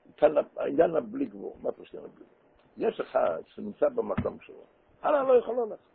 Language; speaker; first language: Hebrew; non-native, local second language; Yiddish